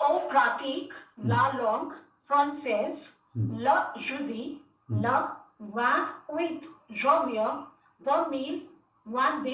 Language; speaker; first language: French; non-native, learner; Hindi